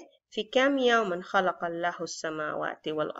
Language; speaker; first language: Arabic; non-native, fluent; Spanish